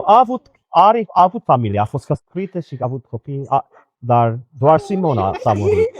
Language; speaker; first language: Romanian; non-native, learner; English